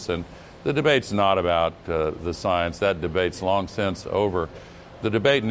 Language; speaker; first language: English; native; English